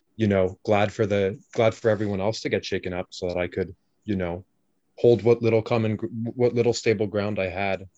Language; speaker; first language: English; native; English